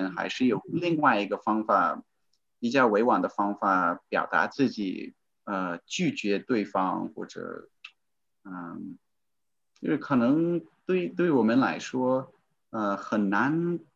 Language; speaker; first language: Chinese; non-native, fluent; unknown